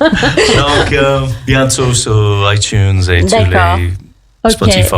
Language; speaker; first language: French; non-native, fluent; English